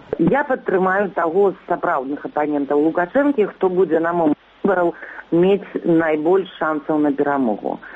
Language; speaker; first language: Belarusian; non-native, local second language; Russian